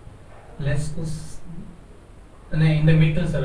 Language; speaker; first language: German; non-native, learner; Hindi